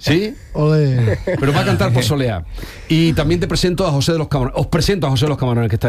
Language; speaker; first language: Spanish; native; Spanish